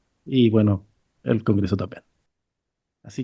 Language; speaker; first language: Spanish; native; Spanish